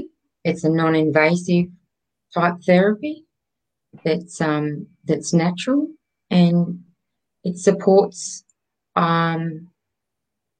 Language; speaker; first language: English; native; English